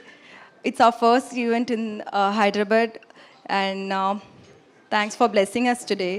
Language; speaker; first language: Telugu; non-native, learner; Tamil